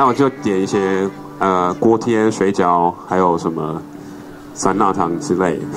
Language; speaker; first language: Chinese; non-native, fluent; English